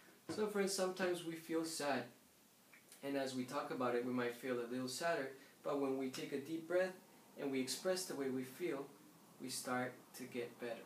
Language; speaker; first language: English; native; English